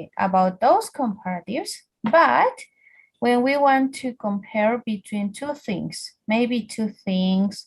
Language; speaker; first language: English; non-native, fluent; Spanish